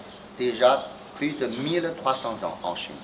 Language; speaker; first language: French; non-native, fluent; Chinese